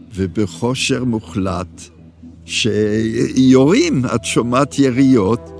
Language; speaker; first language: Hebrew; non-native, fluent; French